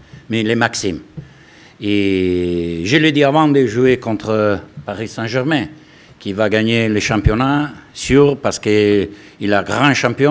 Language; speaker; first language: French; non-native, learner; Italian